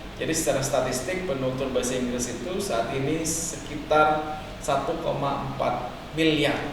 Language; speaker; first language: Indonesian; native; Indonesian